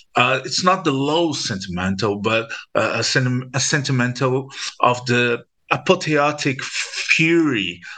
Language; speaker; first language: English; non-native, fluent; Portuguese